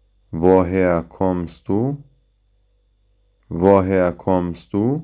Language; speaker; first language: German; non-native, fluent; Central Kurdish